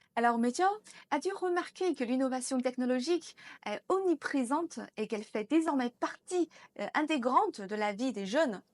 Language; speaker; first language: French; non-native, fluent; Chinese